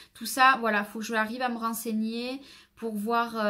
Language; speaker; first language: French; native; French